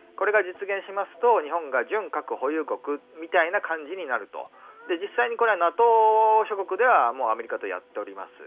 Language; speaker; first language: Japanese; native; Japanese